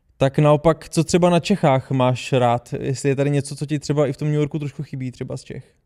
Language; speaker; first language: Czech; native; Czech